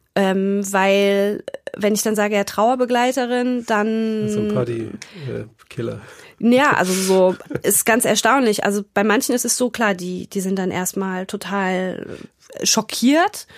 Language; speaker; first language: German; native; German